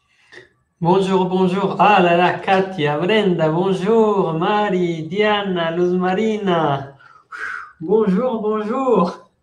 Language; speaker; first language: French; non-native, fluent; Spanish